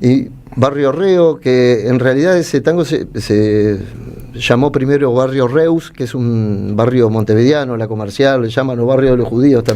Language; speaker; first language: Spanish; native; Spanish